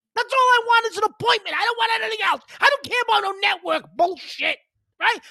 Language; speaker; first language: English; early bilingual, other home language; Italian